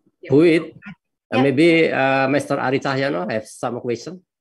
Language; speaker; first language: English; non-native, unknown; Indonesian